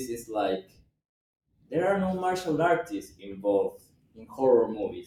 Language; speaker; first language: English; non-native, fluent; Spanish